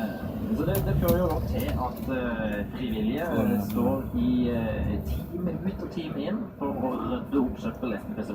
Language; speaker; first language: Norwegian; native; Norwegian